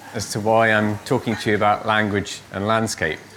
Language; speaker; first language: English; native; English